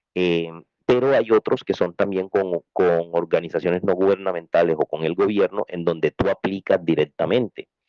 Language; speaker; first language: Spanish; native; Spanish